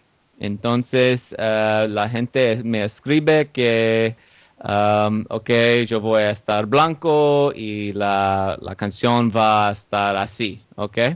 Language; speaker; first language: Spanish; non-native, learner; English